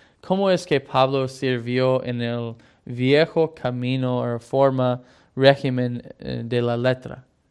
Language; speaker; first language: Spanish; non-native, fluent; English